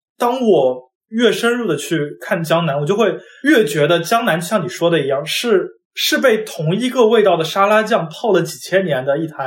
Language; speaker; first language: Chinese; non-native, local second language; Wu Chinese